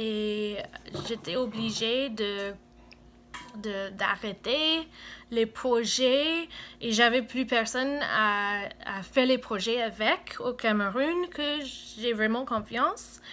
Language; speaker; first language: French; non-native, fluent; English